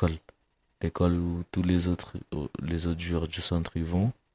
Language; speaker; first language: French; non-native, fluent; Kabuverdianu